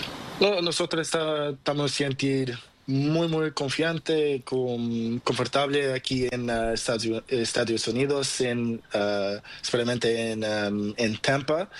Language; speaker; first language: Spanish; non-native, learner; Portuguese